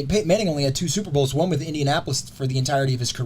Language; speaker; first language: English; native; English